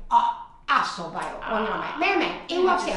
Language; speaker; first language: Swedish; native; Swedish